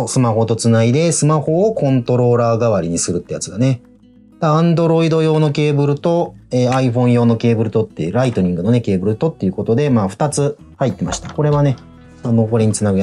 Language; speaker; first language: Japanese; native; Japanese